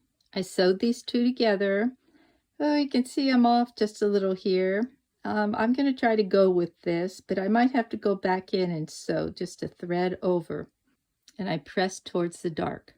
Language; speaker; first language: English; native; English